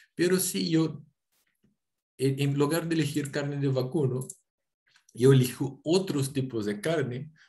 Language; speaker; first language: Spanish; non-native, fluent; Portuguese